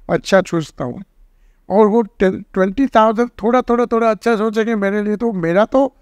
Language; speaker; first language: Hindi; non-native, local second language; Gujarati